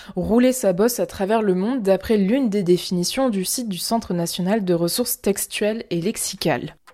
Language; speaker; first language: French; native; French